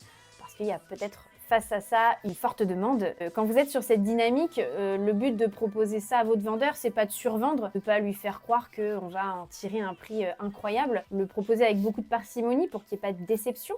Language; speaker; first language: French; native; French